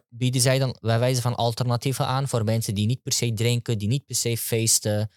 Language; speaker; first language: Dutch; early bilingual, other home language; Turkish